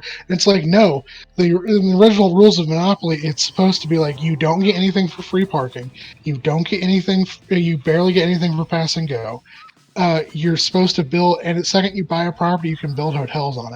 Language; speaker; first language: English; native; English